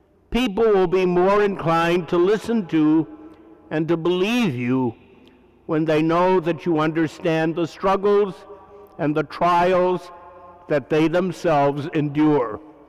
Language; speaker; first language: English; native; English